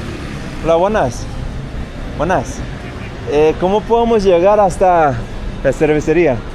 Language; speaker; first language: Spanish; non-native, fluent; English